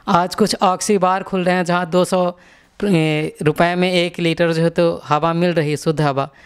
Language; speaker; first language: Hindi; native; Hindi